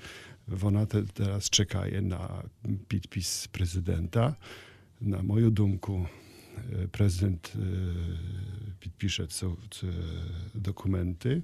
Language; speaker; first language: Ukrainian; non-native, learner; Polish